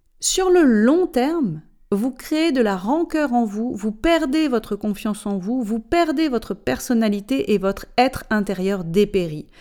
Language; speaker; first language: French; native; French